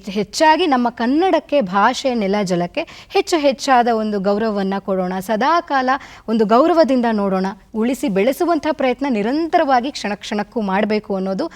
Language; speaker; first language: Kannada; native; Kannada